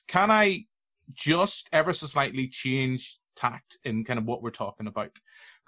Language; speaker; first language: English; native; English